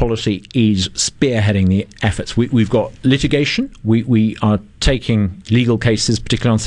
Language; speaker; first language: English; native; English